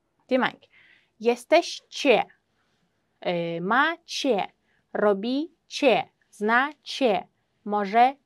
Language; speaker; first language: Polish; non-native, fluent; Uzbek